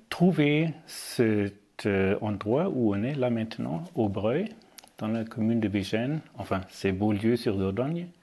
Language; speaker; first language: French; non-native, learner; German